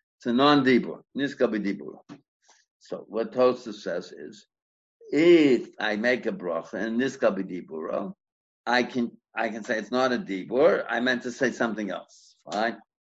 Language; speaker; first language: English; native; English